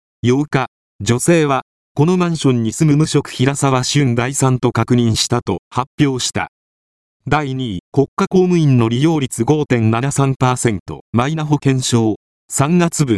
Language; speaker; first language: Japanese; native; Japanese